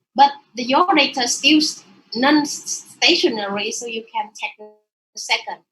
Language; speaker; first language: English; non-native, learner; Vietnamese